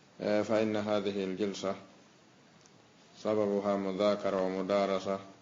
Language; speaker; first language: Arabic; non-native, fluent; Fula